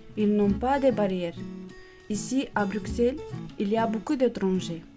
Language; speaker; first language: French; non-native, learner; Bulgarian